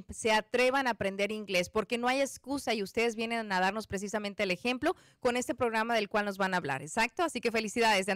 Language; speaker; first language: Spanish; native; Spanish